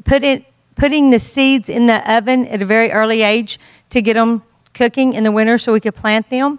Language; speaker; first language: English; native; English